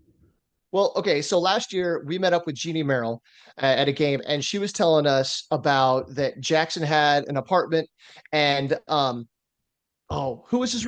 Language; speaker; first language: English; native; English